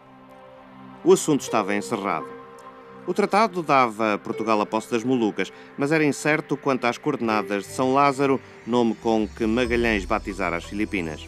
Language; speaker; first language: Portuguese; native; Portuguese